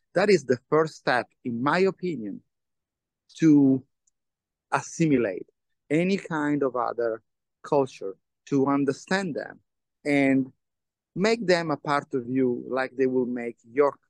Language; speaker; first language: English; non-native, fluent; Italian